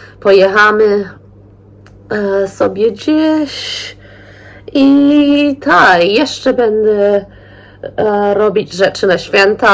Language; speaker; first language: Polish; early bilingual, heritage; Polish